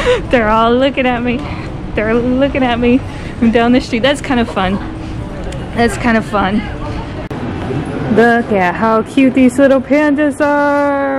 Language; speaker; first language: English; native; English